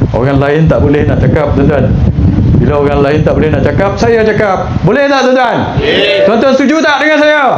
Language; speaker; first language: Malay; native; Malay